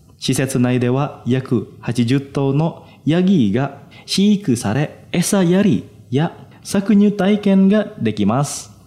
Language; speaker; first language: Japanese; non-native, fluent; Indonesian